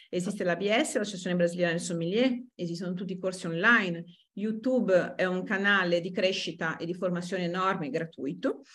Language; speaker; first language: Italian; non-native, fluent; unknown